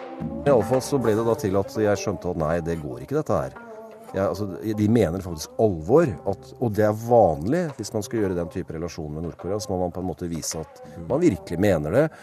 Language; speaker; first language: Norwegian; native; Norwegian